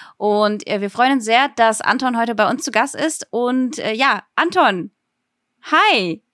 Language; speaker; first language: German; early bilingual, other home language; Russian